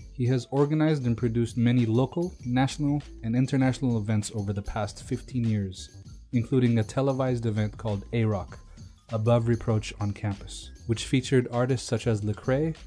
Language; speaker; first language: English; non-native, fluent; Amharic